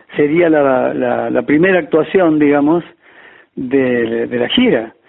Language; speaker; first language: Spanish; native; Spanish